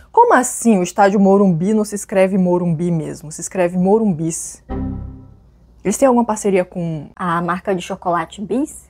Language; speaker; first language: Portuguese; native; Portuguese